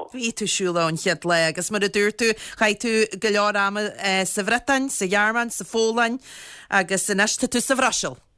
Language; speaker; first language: Irish; native; Irish